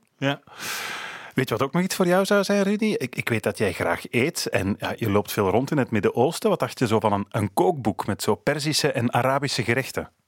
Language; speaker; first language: Dutch; native; Dutch